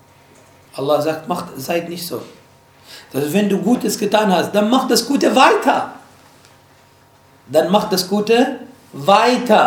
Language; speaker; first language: German; non-native, fluent; Arabic